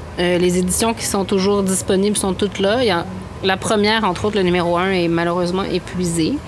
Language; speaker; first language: French; native; French